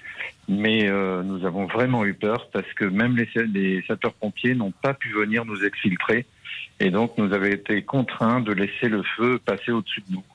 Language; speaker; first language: French; native; French